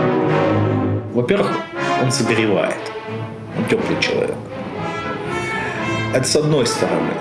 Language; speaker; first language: Russian; native; Russian